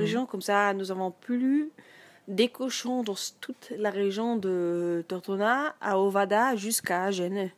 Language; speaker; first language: French; non-native, learner; German